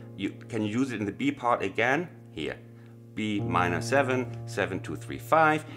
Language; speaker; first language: English; non-native, fluent; German